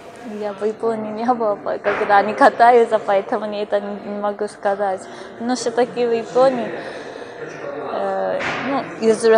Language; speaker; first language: Russian; non-native, fluent; Japanese